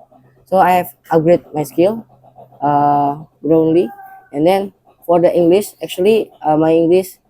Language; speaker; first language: English; non-native, learner; Indonesian